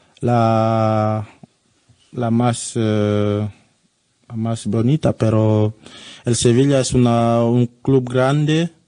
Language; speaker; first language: Spanish; non-native, learner; French